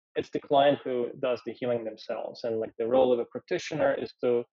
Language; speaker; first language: English; early bilingual, other home language; Ukrainian